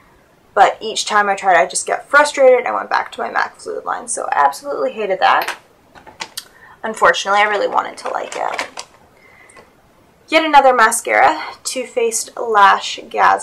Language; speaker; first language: English; native; English